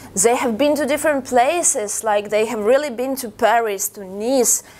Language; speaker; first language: English; non-native, fluent; Russian